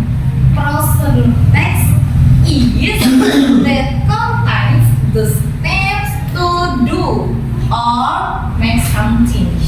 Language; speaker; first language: English; non-native, learner; Indonesian